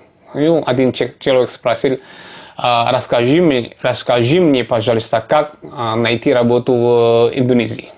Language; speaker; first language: Russian; non-native, learner; Javanese